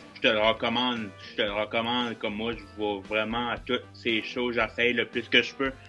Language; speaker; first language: French; native; French